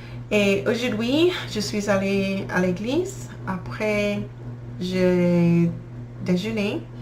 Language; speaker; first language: French; non-native, learner; English